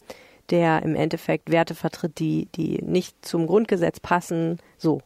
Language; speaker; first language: German; native; German